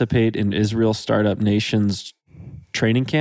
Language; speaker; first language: English; native; English